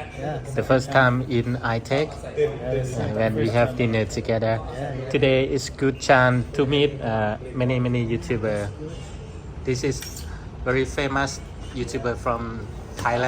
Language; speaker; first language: English; non-native, learner; Lao